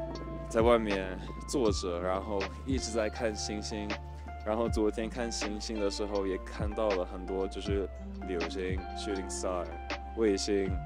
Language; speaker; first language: Chinese; non-native, fluent; English